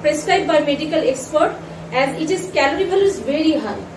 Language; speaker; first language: English; non-native, local second language; Bangla